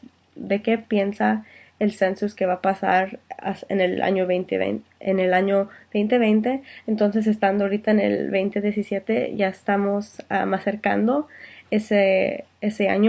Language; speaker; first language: Spanish; early bilingual, heritage; Spanish